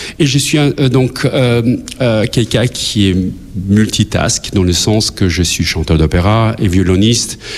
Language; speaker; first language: French; non-native, fluent; Albanian